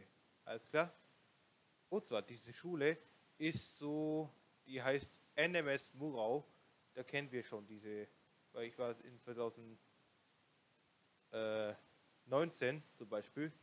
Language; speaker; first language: German; non-native, local second language; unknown